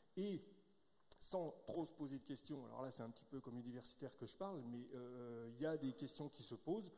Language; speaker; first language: French; native; French